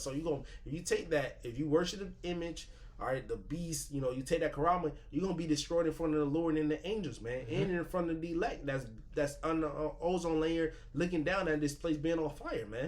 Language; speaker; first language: English; native; English